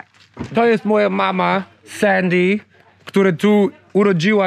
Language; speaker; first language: Polish; non-native, learner; English